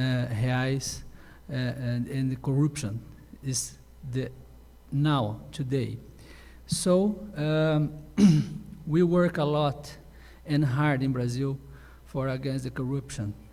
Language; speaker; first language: English; non-native, learner; Portuguese